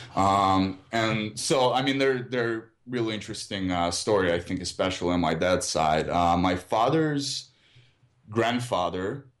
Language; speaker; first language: English; early bilingual, other home language; Russian